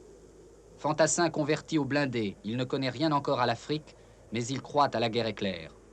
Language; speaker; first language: French; native; French